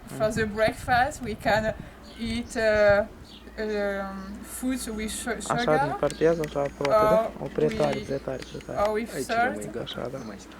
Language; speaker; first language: English; non-native, learner; French